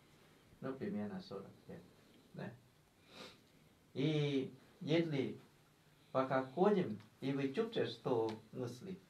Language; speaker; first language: Russian; non-native, learner; Thai